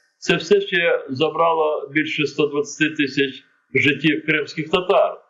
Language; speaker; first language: Ukrainian; non-native, local second language; Crimean Tatar